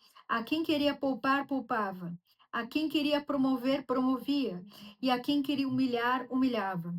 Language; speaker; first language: Portuguese; native; Portuguese